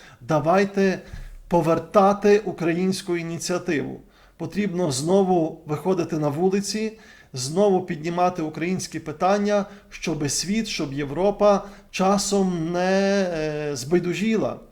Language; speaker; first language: Ukrainian; native; Ukrainian